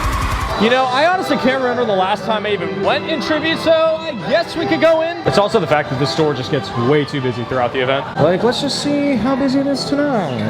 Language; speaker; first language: English; native; English